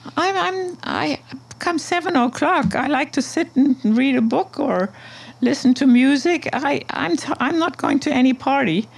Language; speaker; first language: English; non-native, fluent; German